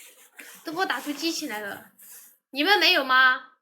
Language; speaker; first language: Chinese; native; Chinese